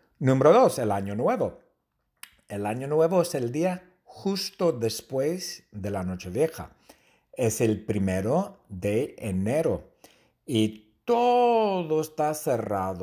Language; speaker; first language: Spanish; non-native, fluent; English